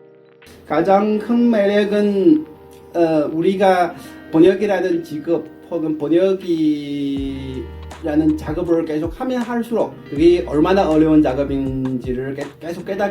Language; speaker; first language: Korean; non-native, fluent; Chinese